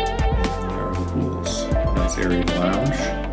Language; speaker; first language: English; native; English